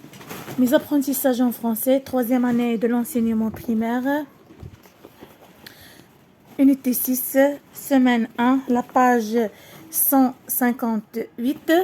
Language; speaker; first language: French; non-native, local second language; Arabic